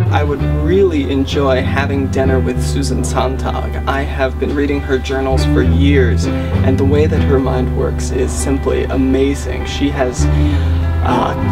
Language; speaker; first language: English; native; English